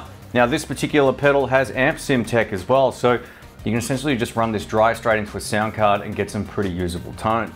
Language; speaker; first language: English; native; English